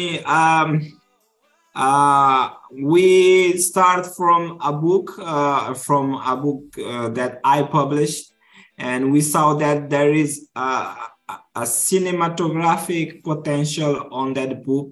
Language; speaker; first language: English; non-native, fluent; Kabuverdianu